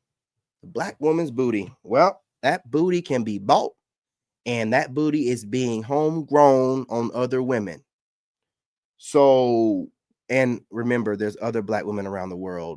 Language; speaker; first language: English; native; English